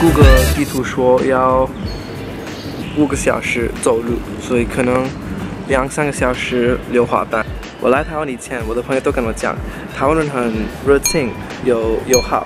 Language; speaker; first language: Chinese; non-native, fluent; Hindi